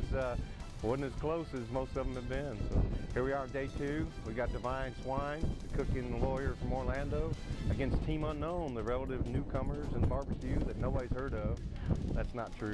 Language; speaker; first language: English; native; English